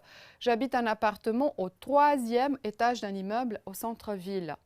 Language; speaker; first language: French; non-native, fluent; Romanian